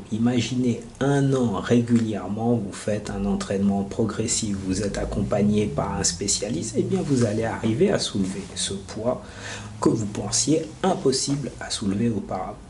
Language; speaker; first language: French; native; French